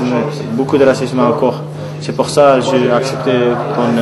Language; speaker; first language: French; non-native, learner; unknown